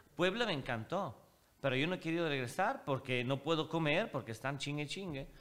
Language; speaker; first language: Spanish; non-native, fluent; Italian